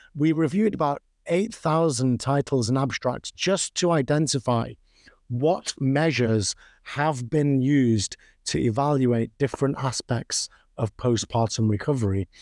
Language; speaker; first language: English; native; English